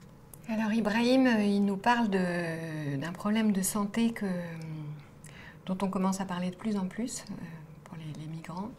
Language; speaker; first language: French; native; French